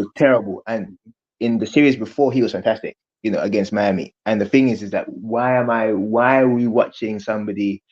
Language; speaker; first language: English; native; English